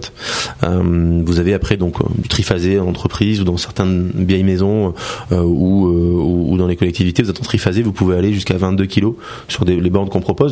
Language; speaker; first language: French; native; French